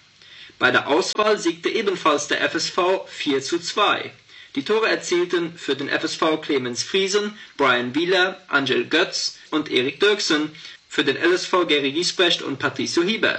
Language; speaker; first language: German; native; German